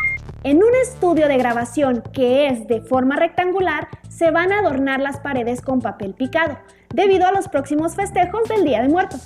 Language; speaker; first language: Spanish; native; Spanish